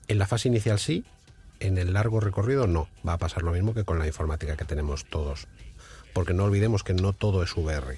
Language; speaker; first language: Spanish; native; Spanish